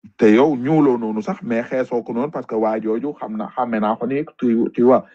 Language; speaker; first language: Wolof; non-native, local second language; Fula